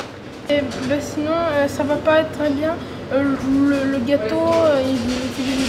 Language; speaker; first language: French; native; French